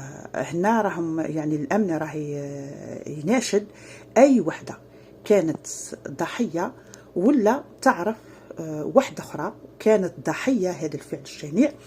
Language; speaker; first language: Arabic; native; Arabic